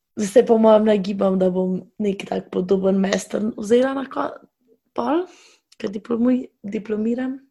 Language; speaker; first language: Slovenian; native; Slovenian